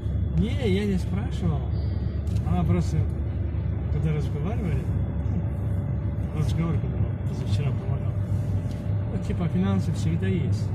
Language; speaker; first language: Russian; non-native, learner; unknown